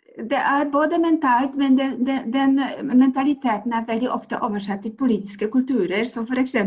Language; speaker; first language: Norwegian; non-native, fluent; Polish